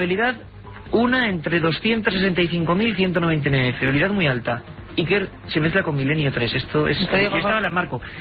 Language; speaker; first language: Spanish; native; Spanish